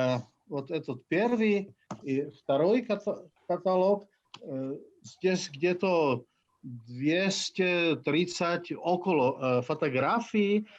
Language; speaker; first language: Russian; non-native, fluent; Czech